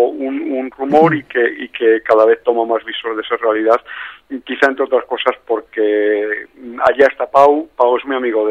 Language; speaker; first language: Spanish; native; Spanish